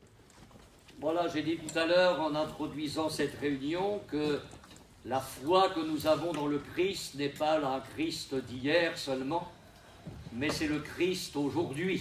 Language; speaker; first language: French; native; French